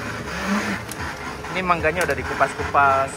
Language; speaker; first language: Indonesian; native; Indonesian